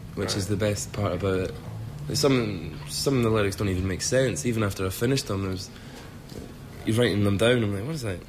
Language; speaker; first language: English; native; English